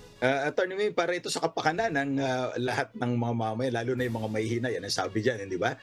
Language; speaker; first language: Filipino; non-native, local second language; Bikol